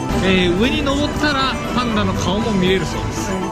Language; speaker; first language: Japanese; native; Japanese